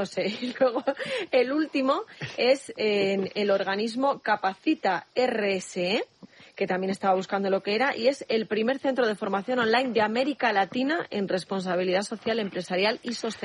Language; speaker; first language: Spanish; native; Spanish